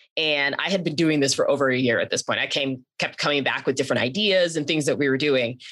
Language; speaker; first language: English; native; English